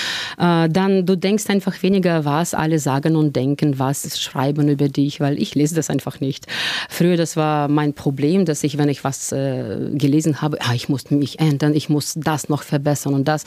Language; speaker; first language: German; non-native, fluent; Russian